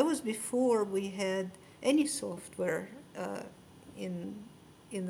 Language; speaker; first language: English; non-native, fluent; Russian